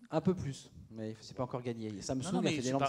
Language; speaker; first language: French; native; French